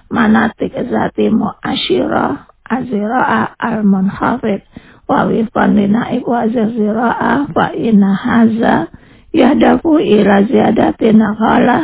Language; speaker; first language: Arabic; non-native, learner; Indonesian